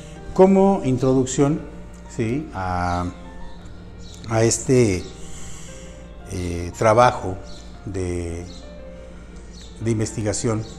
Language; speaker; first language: Spanish; native; Spanish